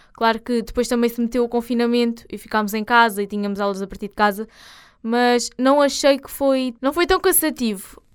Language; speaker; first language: Portuguese; native; Portuguese